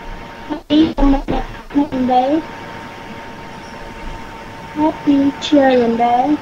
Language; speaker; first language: English; non-native, learner; Vietnamese